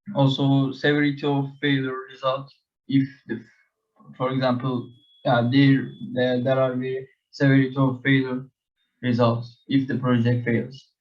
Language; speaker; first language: English; non-native, learner; Turkish